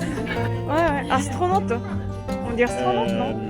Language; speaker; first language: French; non-native, learner; Japanese